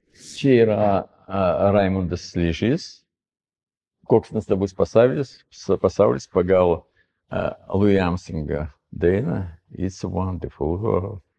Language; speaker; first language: Lithuanian; non-native, fluent; Russian